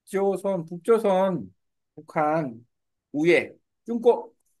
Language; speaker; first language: Korean; non-native, learner; Vietnamese